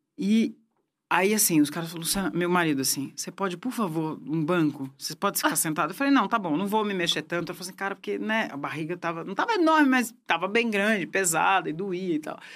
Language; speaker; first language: Portuguese; native; Portuguese